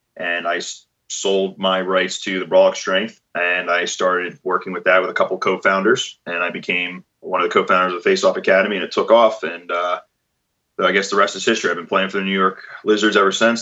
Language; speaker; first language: English; native; English